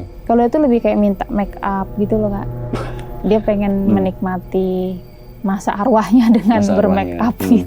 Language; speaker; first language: Indonesian; native; Indonesian